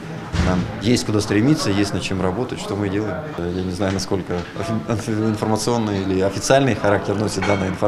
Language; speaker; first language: Russian; native; Russian